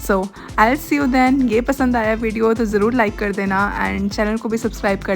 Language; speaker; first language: Hindi; native; Hindi